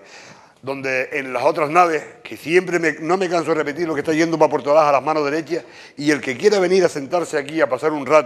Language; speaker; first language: Spanish; native; Spanish